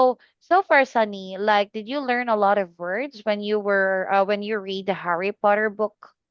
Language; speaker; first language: English; non-native, fluent; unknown